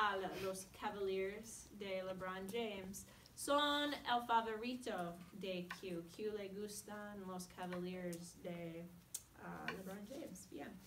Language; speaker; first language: Spanish; non-native, fluent; English